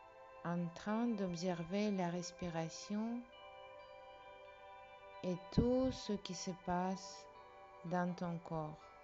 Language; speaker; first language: French; non-native, fluent; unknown